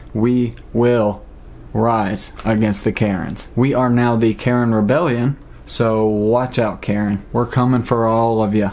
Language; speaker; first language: English; native; English